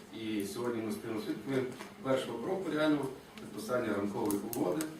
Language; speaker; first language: Ukrainian; native; Ukrainian